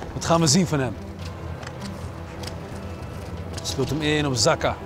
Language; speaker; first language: Dutch; native; Dutch